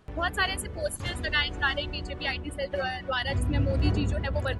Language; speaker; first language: Hindi; native; Hindi